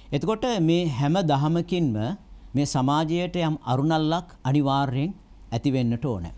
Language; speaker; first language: Sinhala; non-native, local second language; Tamil